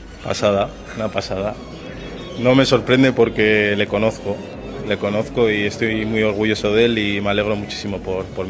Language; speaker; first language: Spanish; native; Spanish